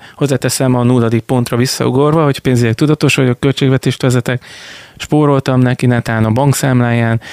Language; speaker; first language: Hungarian; native; Hungarian